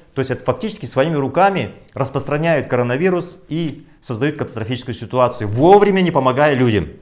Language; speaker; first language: Russian; non-native, local second language; Kazakh